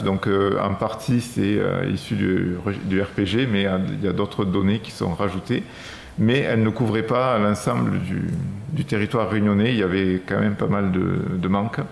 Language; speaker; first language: French; native; French